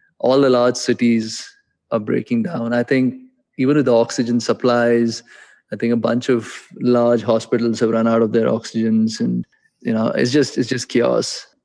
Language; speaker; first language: English; non-native, local second language; Hindi